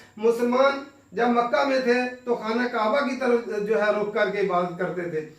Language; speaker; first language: Urdu; native; Urdu